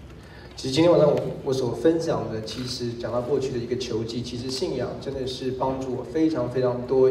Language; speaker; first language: Chinese; native; Chinese